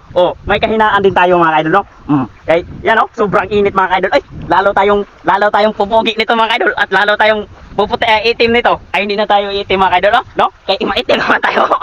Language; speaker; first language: Filipino; non-native, local second language; Cebuano